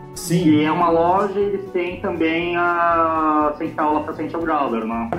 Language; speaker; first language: Portuguese; native; Portuguese